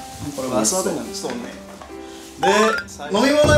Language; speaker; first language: Japanese; non-native, learner; Indonesian